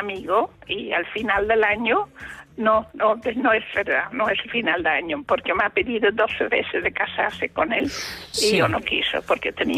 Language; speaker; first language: Spanish; non-native, fluent; Dutch